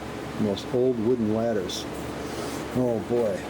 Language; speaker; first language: English; native; English